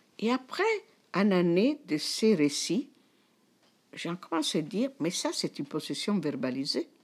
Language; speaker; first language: French; non-native, fluent; Italian